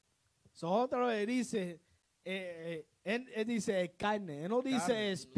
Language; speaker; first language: Spanish; non-native, learner; English